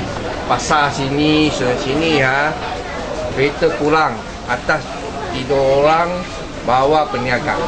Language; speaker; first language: Indonesian; non-native, local second language; Chinese